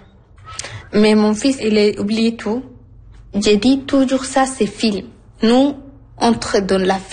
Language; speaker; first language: French; non-native, learner; Arabic